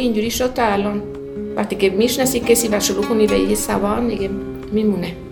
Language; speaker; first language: Persian; non-native, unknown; Spanish